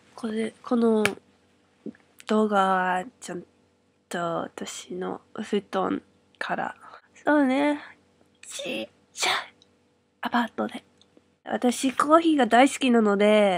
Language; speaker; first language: Japanese; non-native, learner; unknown